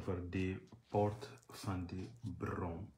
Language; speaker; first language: Dutch; non-native, fluent; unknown